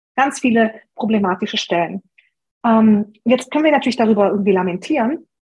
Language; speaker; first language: German; early bilingual, other home language; Hungarian